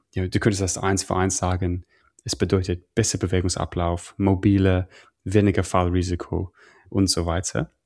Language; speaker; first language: German; non-native, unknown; English